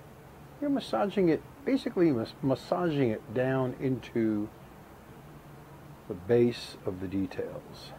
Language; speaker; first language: English; native; English